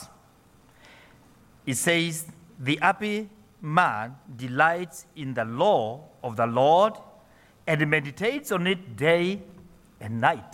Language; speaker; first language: English; non-native, local second language; Kikuyu